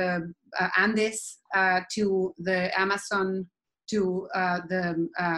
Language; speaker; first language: English; non-native, fluent; Spanish